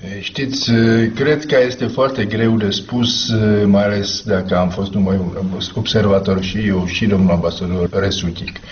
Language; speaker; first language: Romanian; non-native, fluent; Czech